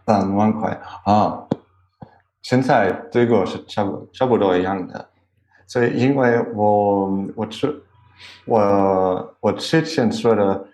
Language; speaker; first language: Chinese; non-native, learner; German